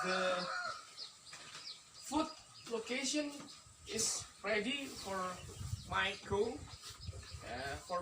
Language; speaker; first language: English; non-native, fluent; Indonesian